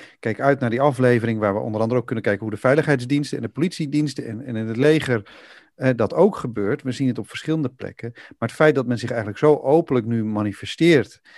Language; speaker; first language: Dutch; native; Dutch